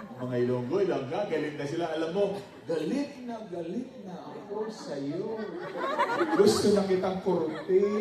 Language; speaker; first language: Filipino; non-native, local second language; Pampanga